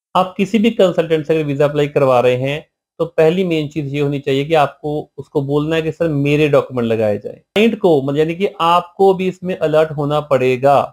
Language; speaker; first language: Hindi; non-native, local second language; Punjabi